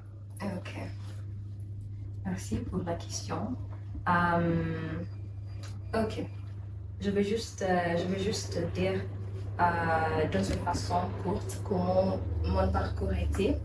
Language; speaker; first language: French; non-native, learner; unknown